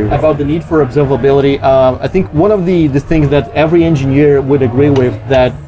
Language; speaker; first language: English; non-native, fluent; Portuguese